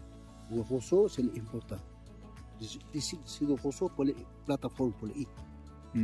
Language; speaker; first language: French; non-native, learner; Aymara